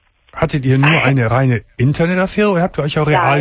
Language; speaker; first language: German; native; German